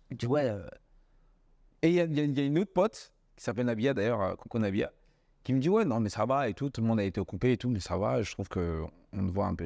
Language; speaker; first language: French; early bilingual, other home language; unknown